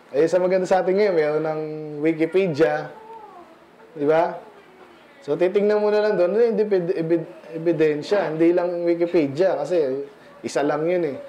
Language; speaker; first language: Filipino; native; Filipino